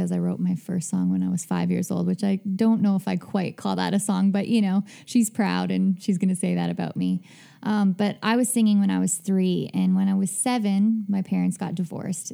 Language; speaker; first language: English; native; English